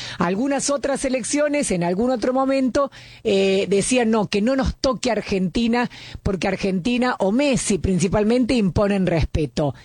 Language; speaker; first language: Spanish; native; Spanish